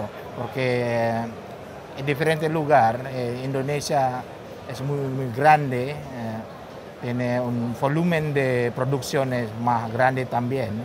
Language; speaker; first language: Spanish; non-native, learner; Indonesian